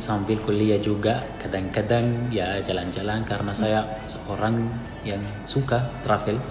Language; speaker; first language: Indonesian; non-native, fluent; Arabic